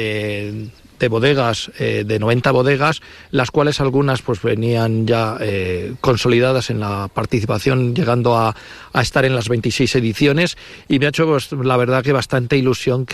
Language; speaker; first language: Spanish; native; Spanish